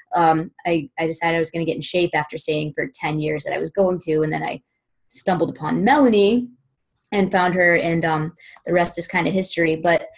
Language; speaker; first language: English; native; English